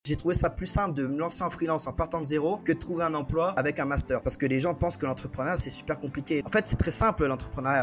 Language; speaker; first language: French; native; French